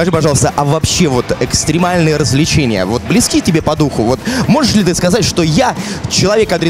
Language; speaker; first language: Russian; native; Russian